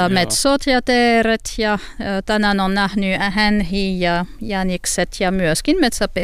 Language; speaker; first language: Finnish; non-native, learner; French